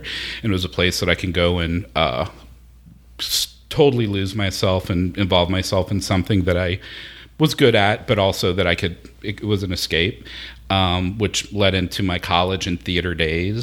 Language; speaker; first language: English; native; English